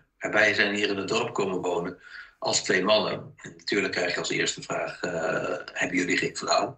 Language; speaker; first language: Dutch; native; Dutch